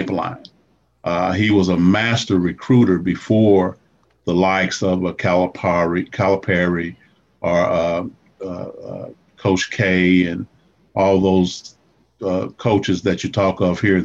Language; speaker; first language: English; native; English